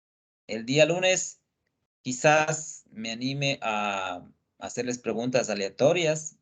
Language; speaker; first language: Spanish; native; Spanish